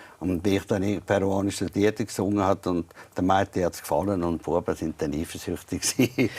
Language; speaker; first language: German; native; German